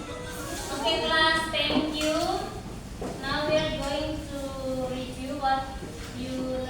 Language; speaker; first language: English; non-native, local second language; Indonesian